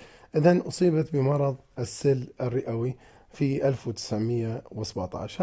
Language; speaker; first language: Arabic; native; Arabic